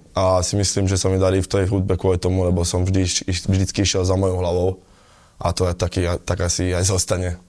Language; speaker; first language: Slovak; early bilingual, other home language; Italian